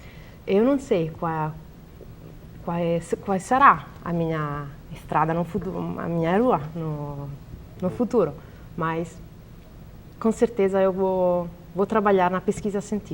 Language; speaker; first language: Portuguese; non-native, learner; Italian